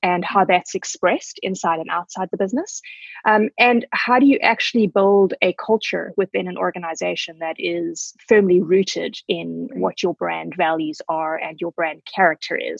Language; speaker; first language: English; native; English